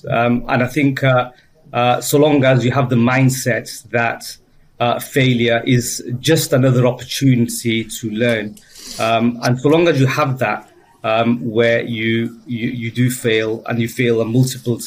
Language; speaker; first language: English; native; English